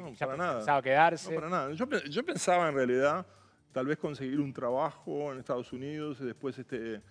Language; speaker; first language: Spanish; native; Spanish